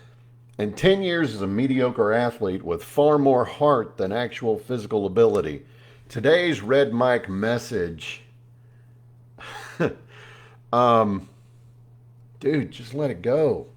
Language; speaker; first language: English; native; English